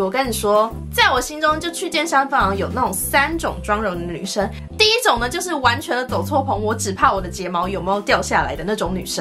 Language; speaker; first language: Chinese; native; Chinese